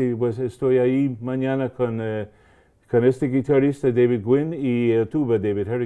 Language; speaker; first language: Spanish; non-native, fluent; English